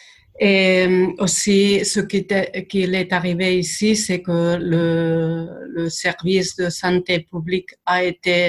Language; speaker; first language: French; non-native, fluent; Spanish